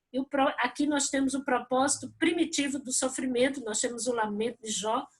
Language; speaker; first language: Portuguese; native; Portuguese